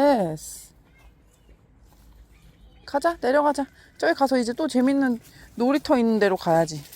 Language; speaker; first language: Korean; native; Korean